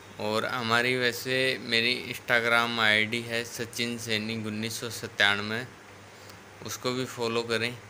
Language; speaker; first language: Hindi; native; Hindi